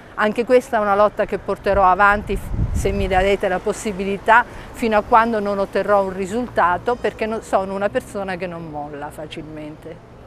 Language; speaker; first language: Italian; native; Italian